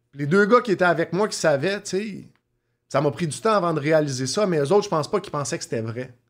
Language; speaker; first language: French; native; French